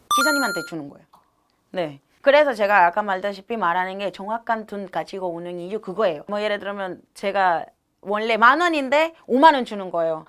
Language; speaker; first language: Korean; non-native, fluent; Spanish